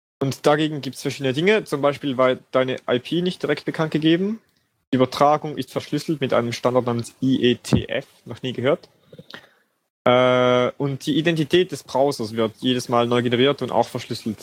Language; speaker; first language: German; native; German